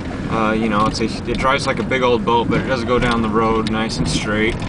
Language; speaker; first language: English; native; English